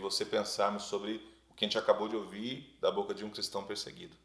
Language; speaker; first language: Portuguese; native; Portuguese